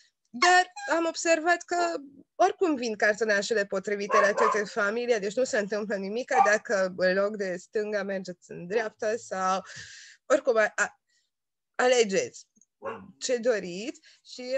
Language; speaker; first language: Romanian; non-native, local second language; Hungarian